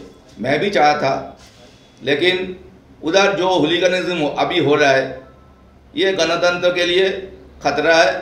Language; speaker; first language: Hindi; non-native, local second language; Bangla